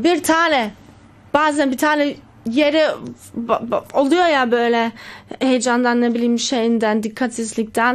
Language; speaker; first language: Turkish; early bilingual, heritage; Turkish